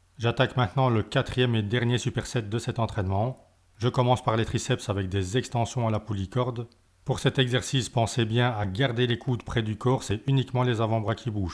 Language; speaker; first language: French; native; French